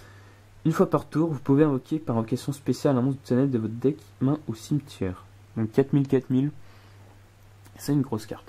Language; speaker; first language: French; native; French